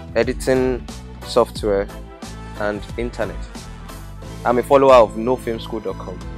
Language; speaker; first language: English; non-native, local second language; Yoruba